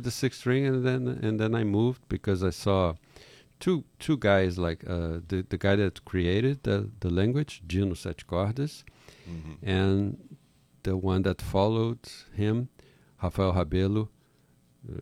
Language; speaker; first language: English; non-native, fluent; Portuguese